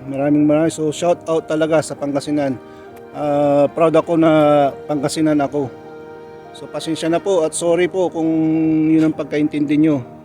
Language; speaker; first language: Filipino; non-native, local second language; Pangasinan